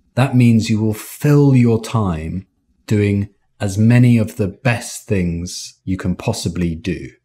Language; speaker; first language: English; native; English